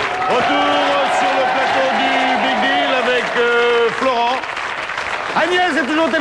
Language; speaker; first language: French; native; French